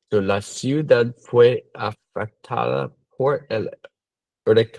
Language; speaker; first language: Spanish; non-native, learner; English